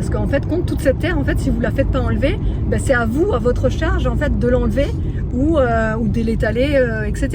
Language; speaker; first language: French; native; French